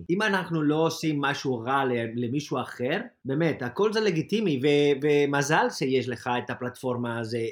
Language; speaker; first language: Hebrew; non-native, fluent; Spanish